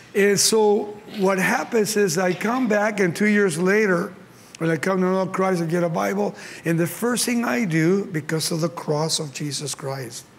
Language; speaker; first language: English; early bilingual, other home language; Spanish